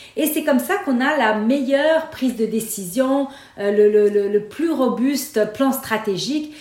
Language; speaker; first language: French; non-native, local second language; Arabic